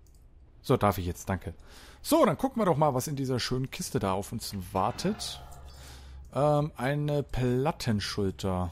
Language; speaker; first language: German; native; German